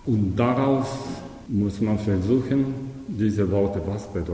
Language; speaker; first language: German; non-native, learner; Japanese